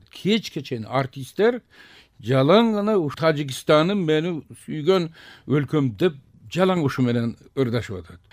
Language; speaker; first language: Kyrgyz; non-native, local second language; Tajik